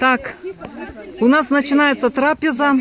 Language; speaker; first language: Russian; native; Russian